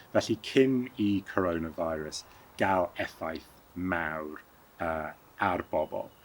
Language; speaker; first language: Welsh; early bilingual, heritage; Welsh